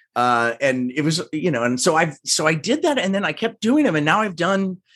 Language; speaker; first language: English; native; English